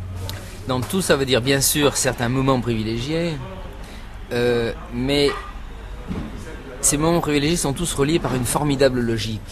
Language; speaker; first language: French; native; French